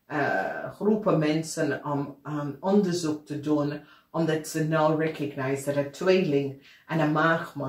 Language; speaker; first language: Dutch; non-native, fluent; English